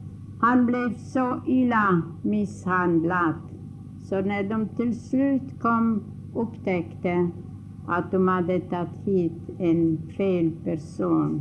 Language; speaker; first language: Swedish; non-native, fluent; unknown